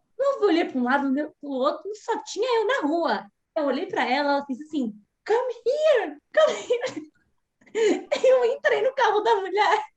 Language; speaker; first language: Portuguese; native; Portuguese